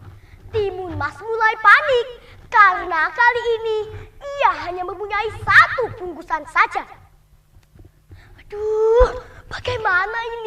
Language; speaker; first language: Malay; non-native, local second language; Javanese